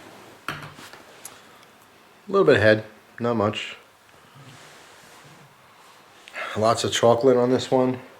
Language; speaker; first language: English; native; English